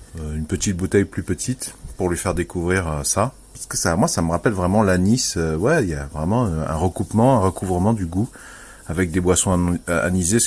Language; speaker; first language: French; native; French